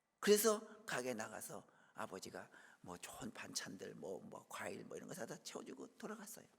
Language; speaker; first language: Korean; native; Korean